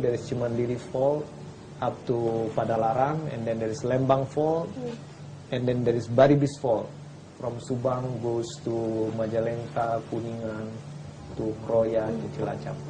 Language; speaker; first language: English; non-native, fluent; Indonesian